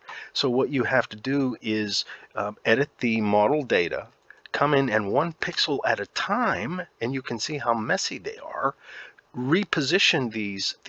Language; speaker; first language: English; native; English